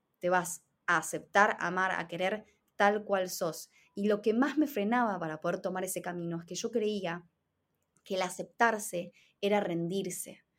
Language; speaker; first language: Spanish; native; Spanish